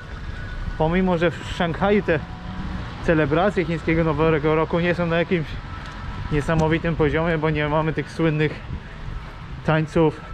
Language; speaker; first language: Polish; native; Polish